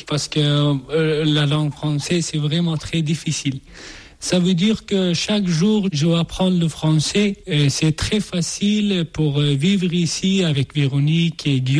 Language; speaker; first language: French; non-native, learner; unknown